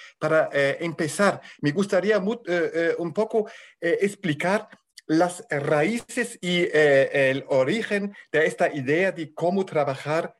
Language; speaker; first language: Spanish; non-native, fluent; German